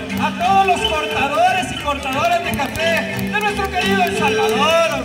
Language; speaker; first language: Spanish; native; Spanish